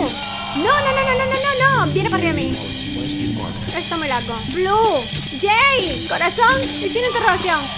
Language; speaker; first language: Spanish; native; Spanish